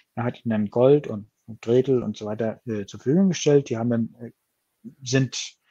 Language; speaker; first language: German; non-native, fluent; Danish